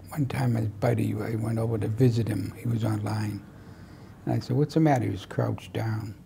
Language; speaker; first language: English; native; English